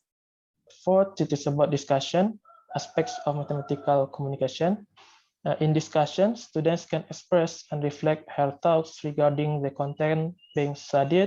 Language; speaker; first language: English; non-native, learner; Indonesian